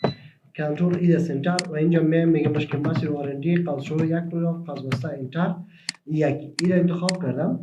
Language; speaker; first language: Persian; native; Persian